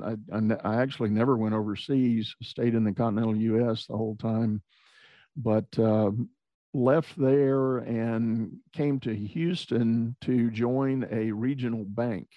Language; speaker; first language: English; native; English